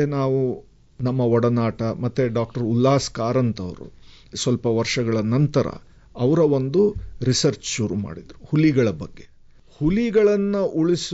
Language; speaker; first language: Kannada; native; Kannada